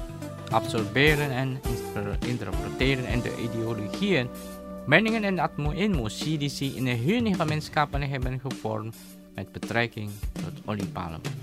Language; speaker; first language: Dutch; non-native, fluent; Indonesian